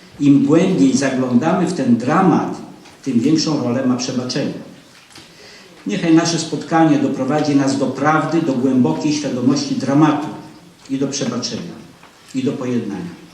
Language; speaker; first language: Polish; native; Polish